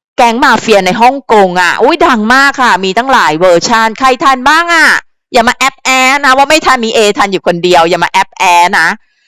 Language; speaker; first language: Thai; native; Thai